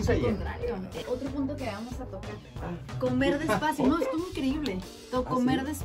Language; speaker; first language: Spanish; native; Spanish